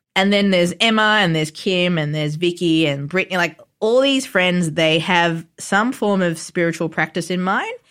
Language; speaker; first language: English; native; English